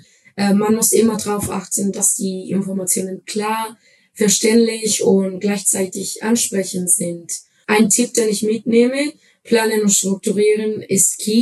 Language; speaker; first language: German; non-native, fluent; Spanish